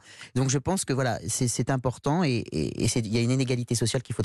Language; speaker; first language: French; native; French